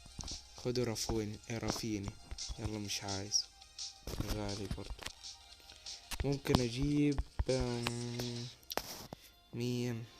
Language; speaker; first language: Arabic; native; Arabic